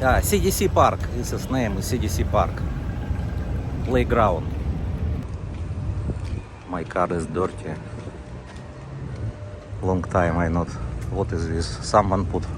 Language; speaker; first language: English; non-native, learner; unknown